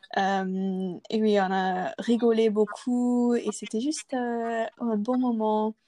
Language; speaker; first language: French; non-native, local second language; English